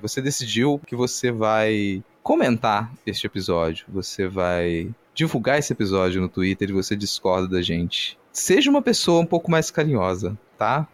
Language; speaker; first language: Portuguese; native; Portuguese